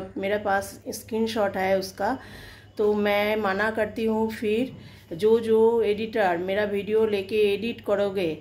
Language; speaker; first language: Hindi; non-native, local second language; Bangla